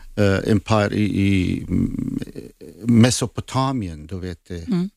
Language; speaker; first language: Swedish; non-native, fluent; Assyrian Neo-Aramaic